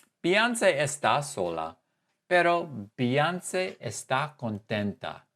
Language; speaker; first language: Spanish; non-native, fluent; English